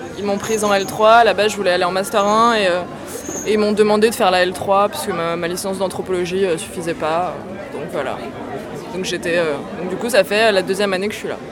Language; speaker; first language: French; native; French